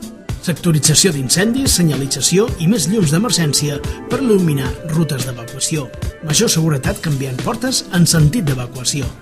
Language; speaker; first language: Catalan; native; Catalan